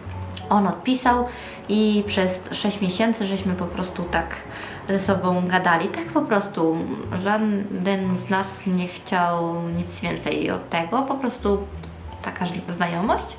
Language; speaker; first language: Polish; early bilingual, heritage; Polish